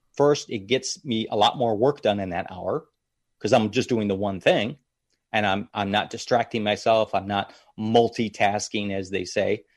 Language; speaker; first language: English; native; English